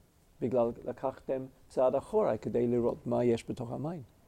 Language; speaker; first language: Hebrew; non-native, fluent; English